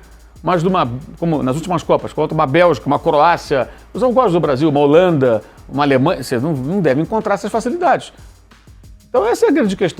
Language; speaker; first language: Portuguese; native; Portuguese